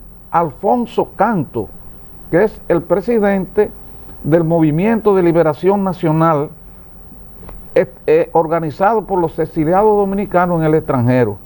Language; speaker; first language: Spanish; native; Spanish